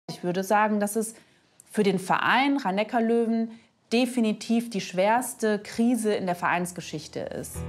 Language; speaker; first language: German; native; German